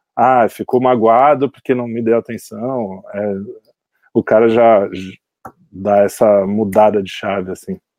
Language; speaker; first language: Portuguese; native; Portuguese